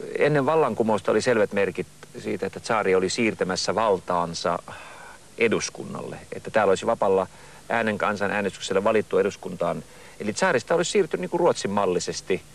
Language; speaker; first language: Finnish; early bilingual, other home language; Russian